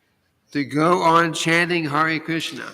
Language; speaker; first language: English; native; English